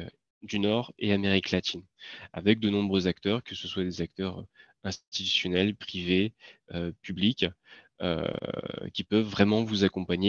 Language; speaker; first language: French; native; French